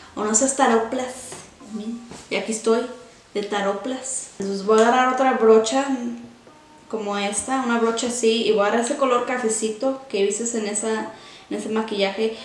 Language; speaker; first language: Spanish; early bilingual, heritage; Spanish